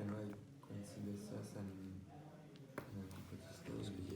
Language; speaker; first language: Spanish; non-native, learner; French